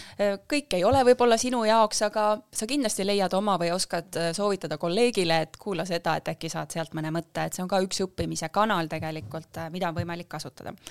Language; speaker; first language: Estonian; native; Estonian